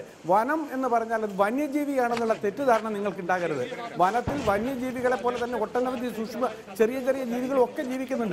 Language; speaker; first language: Malayalam; native; Malayalam